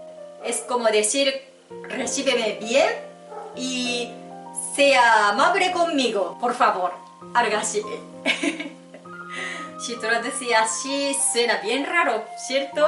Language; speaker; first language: Spanish; non-native, fluent; Japanese